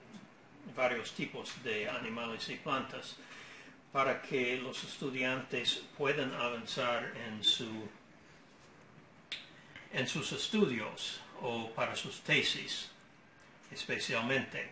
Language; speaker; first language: Spanish; non-native, fluent; English